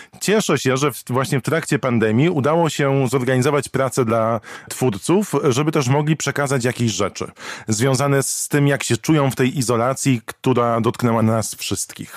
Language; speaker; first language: Polish; native; Polish